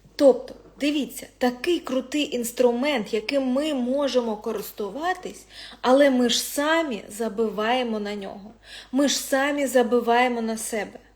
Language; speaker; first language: Ukrainian; non-native, local second language; Russian